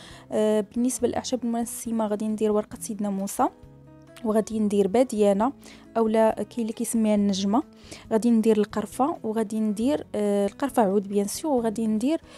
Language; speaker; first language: Arabic; native; Arabic